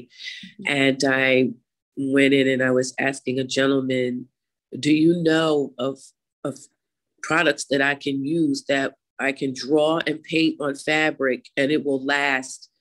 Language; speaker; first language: English; native; English